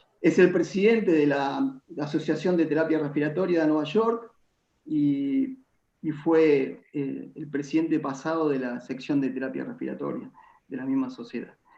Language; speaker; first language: Spanish; native; Spanish